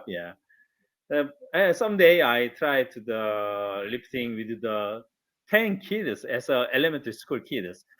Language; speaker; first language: English; non-native, learner; Korean